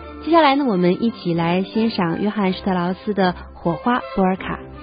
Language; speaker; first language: Chinese; native; Chinese